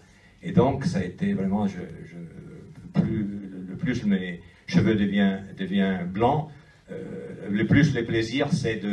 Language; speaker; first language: French; non-native, fluent; Italian